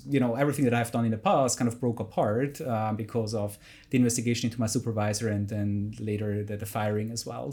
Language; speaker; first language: English; non-native, fluent; German